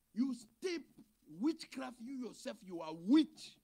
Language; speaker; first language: English; non-native, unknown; Lingala